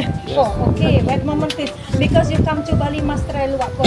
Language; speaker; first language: English; non-native, learner; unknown